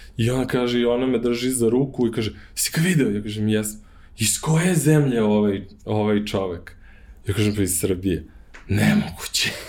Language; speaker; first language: Serbian; native; Serbian